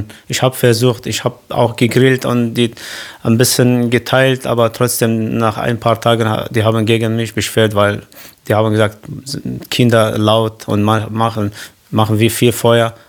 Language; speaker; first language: German; non-native, learner; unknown